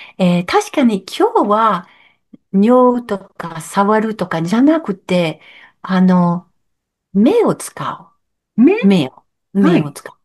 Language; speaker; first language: Japanese; non-native, learner; French